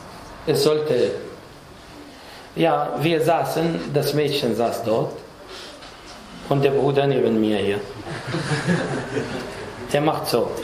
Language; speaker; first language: German; non-native, fluent; Arabic